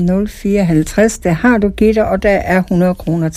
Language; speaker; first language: Danish; native; Danish